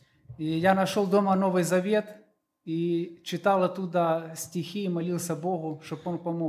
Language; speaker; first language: Polish; non-native, learner; Russian